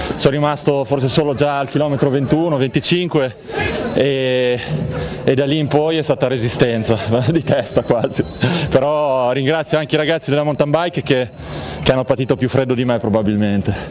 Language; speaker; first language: Italian; native; Italian